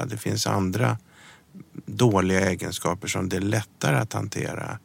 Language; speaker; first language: Swedish; early bilingual, other home language; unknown